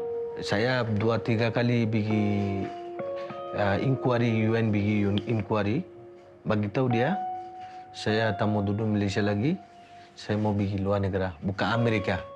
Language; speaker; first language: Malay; non-native, learner; Rohingya